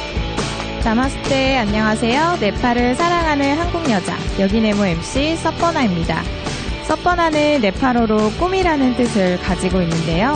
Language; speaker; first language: Korean; native; Korean